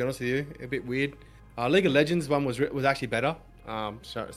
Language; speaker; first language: English; native; English